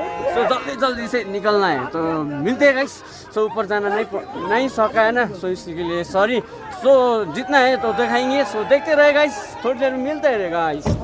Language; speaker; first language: Hindi; non-native, local second language; Nepali